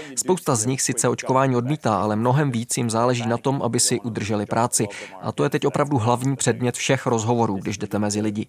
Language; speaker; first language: Czech; non-native, fluent; Dutch